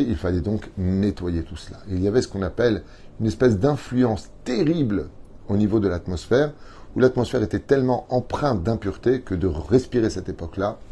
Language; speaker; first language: French; native; French